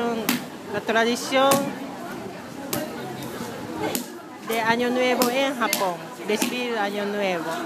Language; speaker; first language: Spanish; non-native, learner; Japanese